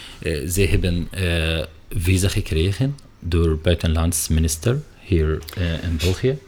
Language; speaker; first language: Dutch; non-native, learner; Arabic